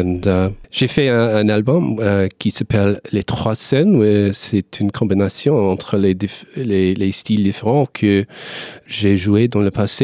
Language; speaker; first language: French; non-native, learner; English